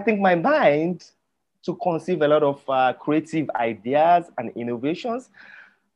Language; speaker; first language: English; non-native, local second language; Yoruba